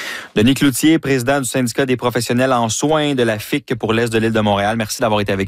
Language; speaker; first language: French; native; French